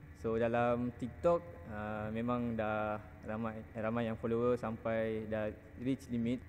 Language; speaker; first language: Malay; non-native, local second language; Tamil